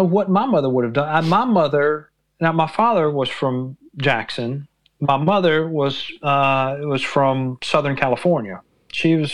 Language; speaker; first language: English; native; English